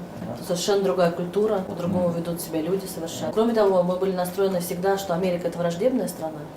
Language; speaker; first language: Russian; native; Russian